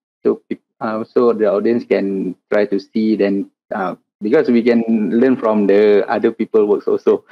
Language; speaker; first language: English; non-native, local second language; Malay